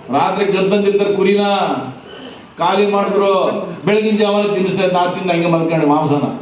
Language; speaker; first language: Kannada; non-native, local second language; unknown